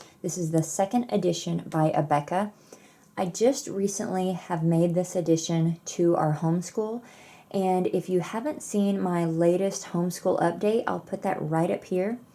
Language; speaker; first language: English; native; English